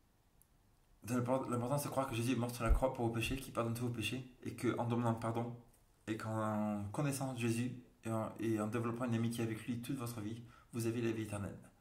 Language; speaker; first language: French; native; French